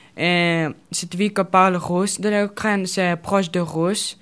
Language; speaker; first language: French; non-native, learner; Russian